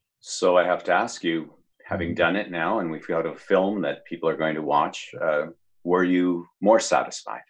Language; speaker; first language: English; native; English